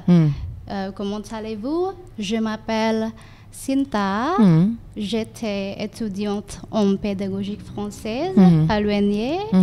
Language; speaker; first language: French; non-native, learner; Indonesian